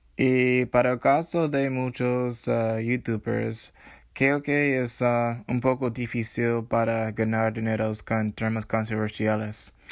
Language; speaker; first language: Spanish; non-native, learner; English